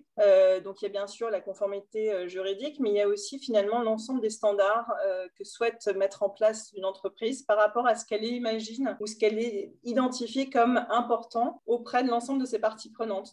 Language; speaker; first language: French; native; French